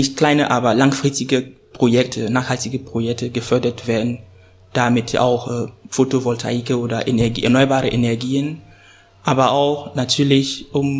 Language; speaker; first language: German; non-native, fluent; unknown